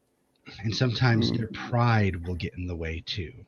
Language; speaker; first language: English; native; English